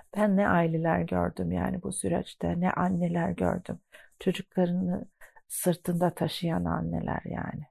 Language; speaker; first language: Turkish; early bilingual, heritage; Turkish